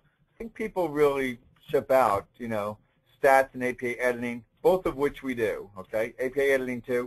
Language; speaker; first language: English; native; English